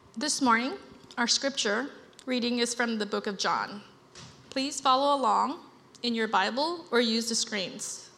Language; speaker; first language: English; early bilingual, other home language; Khmer